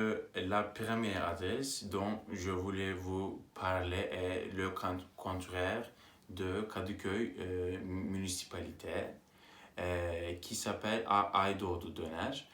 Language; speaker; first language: French; non-native, learner; Turkish